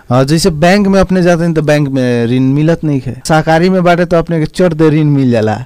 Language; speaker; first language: Bhojpuri; native; Bhojpuri